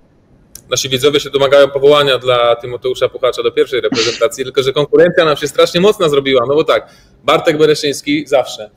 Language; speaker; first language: Polish; native; Polish